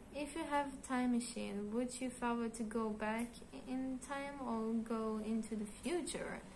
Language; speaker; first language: English; non-native, learner; Hebrew